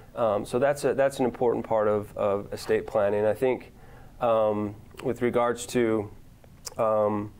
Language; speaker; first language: English; native; English